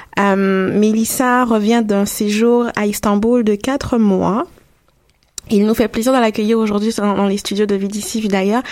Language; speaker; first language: French; native; French